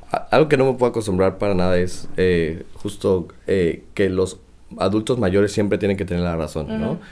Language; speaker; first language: Spanish; native; Spanish